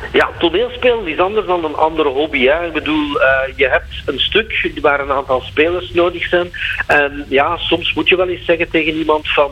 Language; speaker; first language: Dutch; native; Dutch